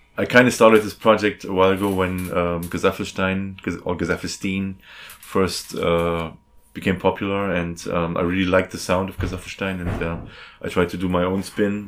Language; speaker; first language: English; non-native, fluent; German